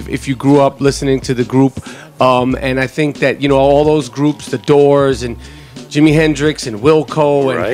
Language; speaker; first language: English; native; English